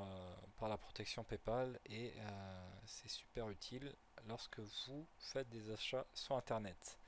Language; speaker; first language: French; native; French